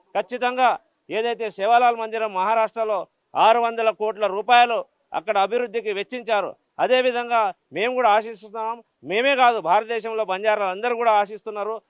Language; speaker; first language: Telugu; non-native, local second language; Lambadi